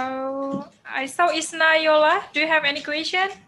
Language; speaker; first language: English; non-native, fluent; Indonesian